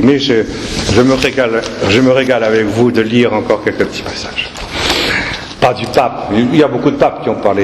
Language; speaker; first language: French; native; French